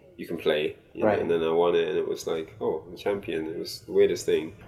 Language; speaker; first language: English; native; English